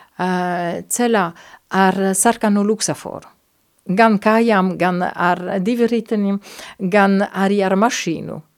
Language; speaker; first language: Latvian; non-native, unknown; Italian